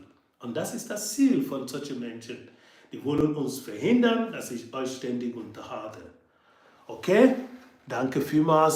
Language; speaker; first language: German; non-native, fluent; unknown